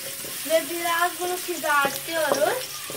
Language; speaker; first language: Turkish; non-native, learner; Urdu